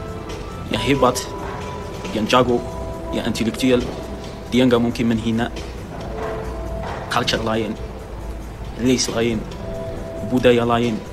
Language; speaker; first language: Indonesian; non-native, fluent; Arabic